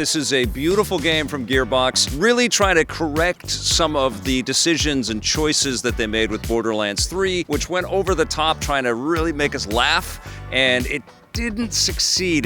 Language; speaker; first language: English; native; English